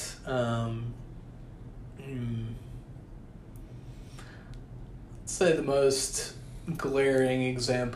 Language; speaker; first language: English; native; English